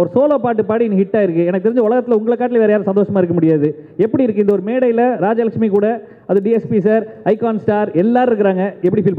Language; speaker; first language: Tamil; native; Tamil